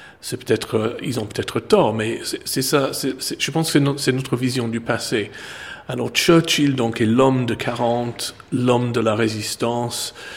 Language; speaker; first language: French; non-native, fluent; English